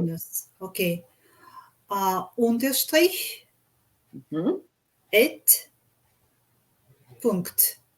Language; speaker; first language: German; non-native, learner; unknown